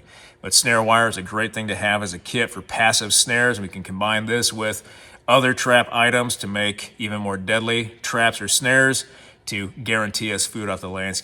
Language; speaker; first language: English; native; English